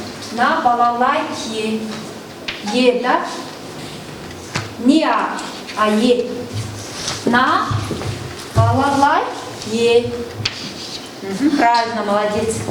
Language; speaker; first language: Russian; non-native, fluent; Mongolian